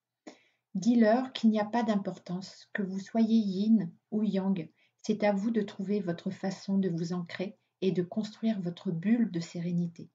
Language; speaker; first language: French; native; French